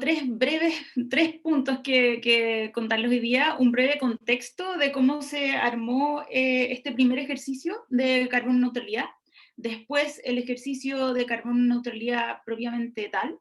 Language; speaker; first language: Spanish; native; Spanish